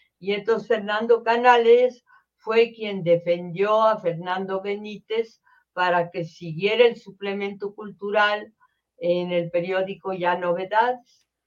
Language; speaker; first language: Spanish; early bilingual, other home language; French